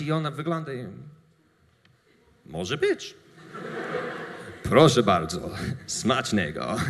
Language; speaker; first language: Polish; non-native, learner; English